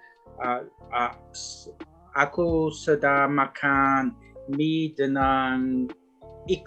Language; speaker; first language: Indonesian; non-native, learner; English